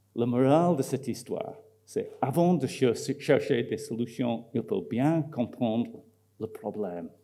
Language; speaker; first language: French; non-native, fluent; English